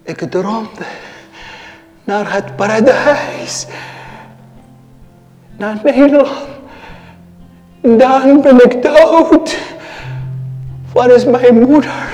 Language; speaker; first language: Dutch; non-native, learner; Arabic